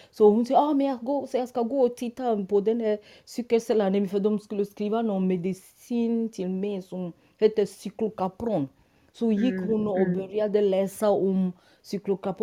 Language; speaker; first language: Swedish; non-native, fluent; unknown